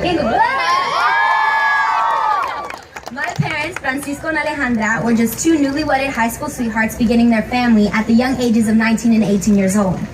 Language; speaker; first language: English; native; English